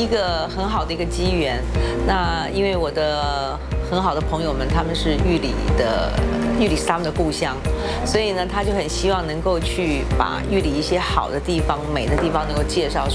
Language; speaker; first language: Chinese; native; Chinese